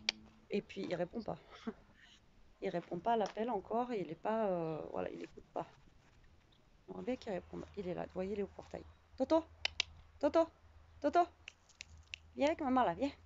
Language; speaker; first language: French; native; French